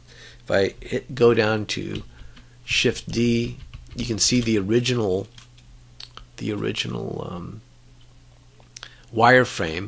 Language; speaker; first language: English; native; English